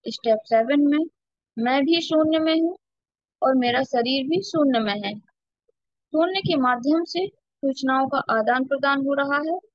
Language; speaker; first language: Hindi; native; Hindi